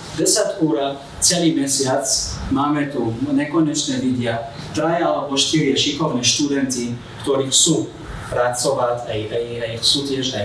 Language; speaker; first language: Slovak; non-native, fluent; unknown